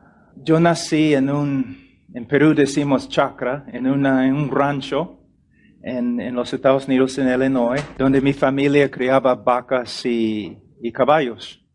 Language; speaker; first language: Spanish; non-native, fluent; English